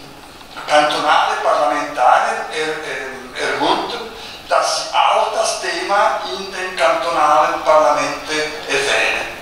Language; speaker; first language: German; non-native, local second language; Italian